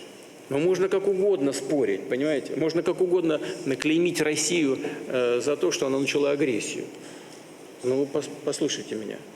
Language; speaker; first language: Russian; native; Russian